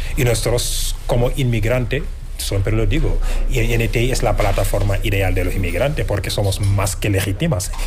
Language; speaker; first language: Spanish; non-native, fluent; Wolof